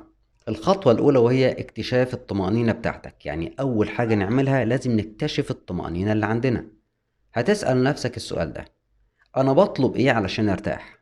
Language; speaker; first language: Arabic; native; Arabic